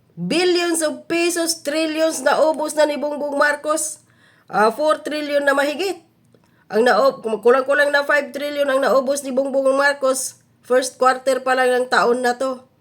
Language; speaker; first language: Filipino; non-native, local second language; Cebuano